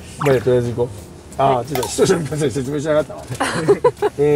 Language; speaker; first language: Japanese; native; Japanese